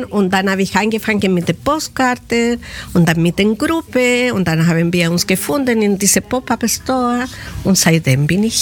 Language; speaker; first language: German; non-native, fluent; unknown